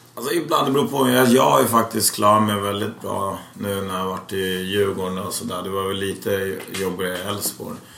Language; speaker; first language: Swedish; early bilingual, other home language; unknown